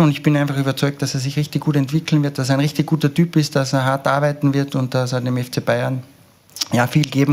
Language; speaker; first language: German; native; German